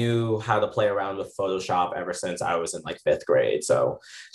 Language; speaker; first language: English; native; English